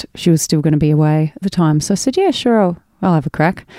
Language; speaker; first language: English; native; English